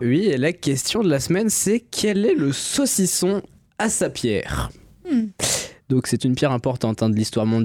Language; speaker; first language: French; native; French